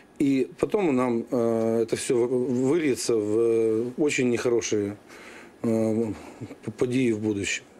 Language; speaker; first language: Russian; native; Russian